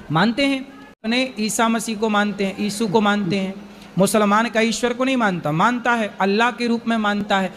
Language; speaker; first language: Hindi; native; Hindi